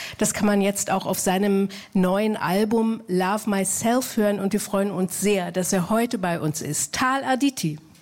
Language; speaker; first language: German; native; German